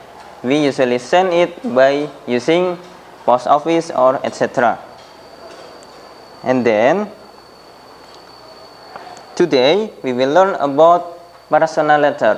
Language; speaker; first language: English; non-native, fluent; Indonesian